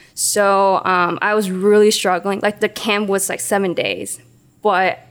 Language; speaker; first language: English; non-native, local second language; Cantonese